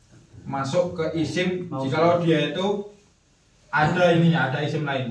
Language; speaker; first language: Indonesian; native; Indonesian